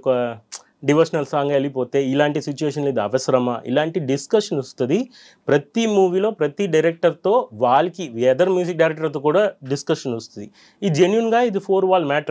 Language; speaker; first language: Telugu; non-native, fluent; Tamil